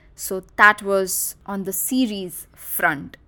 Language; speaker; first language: English; non-native, local second language; Marathi